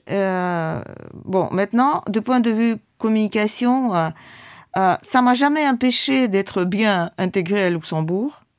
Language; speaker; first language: French; non-native, fluent; Russian